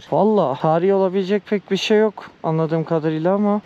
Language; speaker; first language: Turkish; native; Turkish